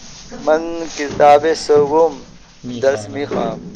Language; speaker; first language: Persian; non-native, learner; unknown